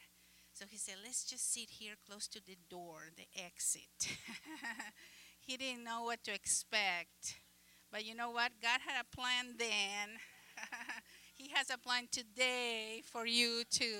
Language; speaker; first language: English; non-native, fluent; Spanish